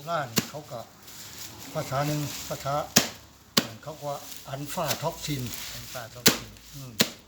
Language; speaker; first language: Thai; native; Thai